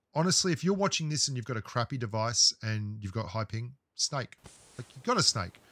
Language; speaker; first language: English; native; English